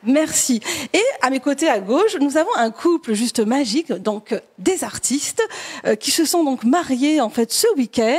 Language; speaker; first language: French; native; French